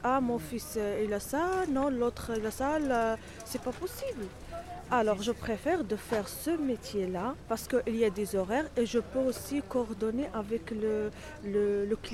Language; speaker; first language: French; non-native, learner; Arabic